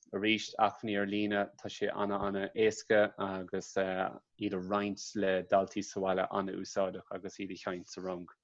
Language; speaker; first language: Irish; native; Irish